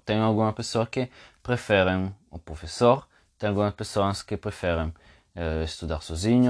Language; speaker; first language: Portuguese; non-native, fluent; Italian